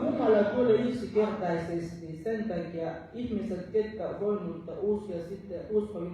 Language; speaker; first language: Finnish; non-native, fluent; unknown